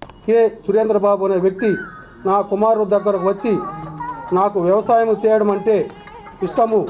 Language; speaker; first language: Telugu; native; Telugu